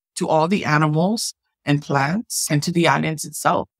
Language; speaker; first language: English; native; English